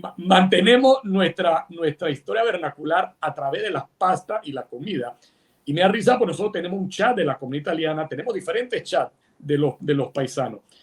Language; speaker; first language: Spanish; early bilingual, other home language; Italian